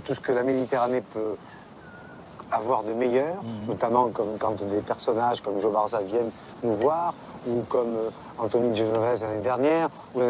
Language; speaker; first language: French; native; French